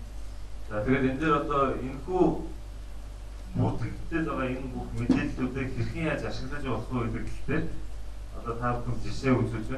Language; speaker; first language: Mongolian; native; Mongolian